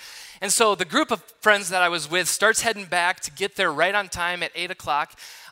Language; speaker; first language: English; native; English